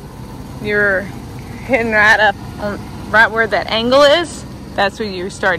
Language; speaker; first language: English; native; English